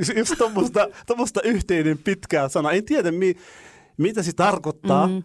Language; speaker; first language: Finnish; non-native, learner; Arabic